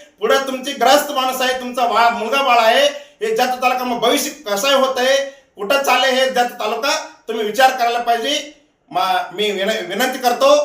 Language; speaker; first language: Marathi; non-native, local second language; Kannada